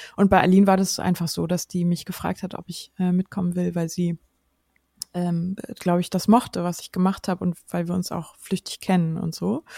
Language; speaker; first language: German; native; German